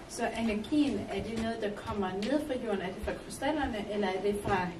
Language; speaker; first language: Danish; native; Danish